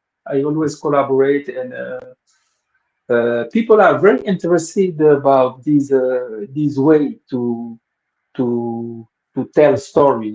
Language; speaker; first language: English; non-native, local second language; Wolof